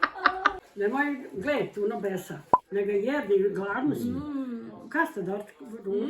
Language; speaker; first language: Bosnian; native; Bosnian